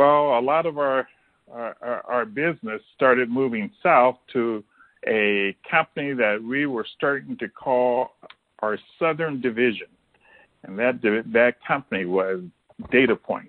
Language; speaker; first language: English; native; English